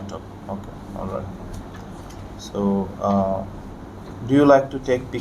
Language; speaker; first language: English; non-native, fluent; Bangla